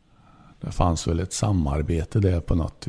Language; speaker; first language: Swedish; native; Swedish